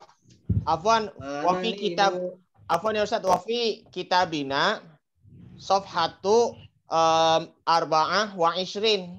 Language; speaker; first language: Arabic; non-native, learner; Indonesian